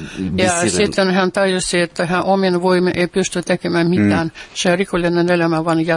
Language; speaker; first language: Finnish; non-native, fluent; Russian